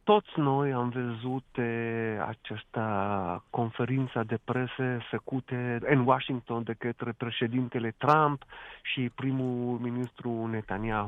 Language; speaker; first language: Romanian; non-native, fluent; Hebrew